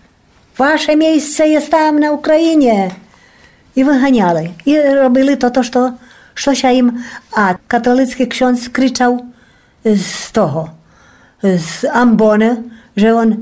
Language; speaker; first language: Polish; non-native, local second language; Rusyn